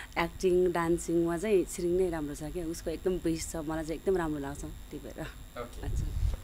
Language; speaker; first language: Nepali; non-native, local second language; Sherpa